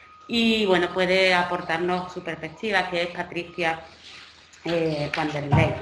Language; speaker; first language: Spanish; native; Spanish